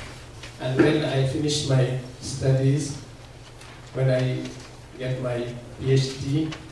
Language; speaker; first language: English; non-native, learner; Arabic